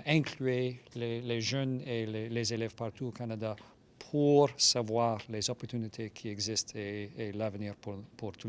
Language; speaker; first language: French; non-native, local second language; English